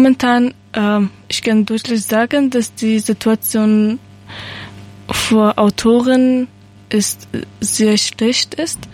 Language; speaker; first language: German; non-native, learner; Persian